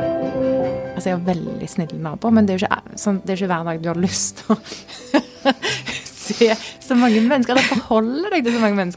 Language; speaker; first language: Norwegian; native; Norwegian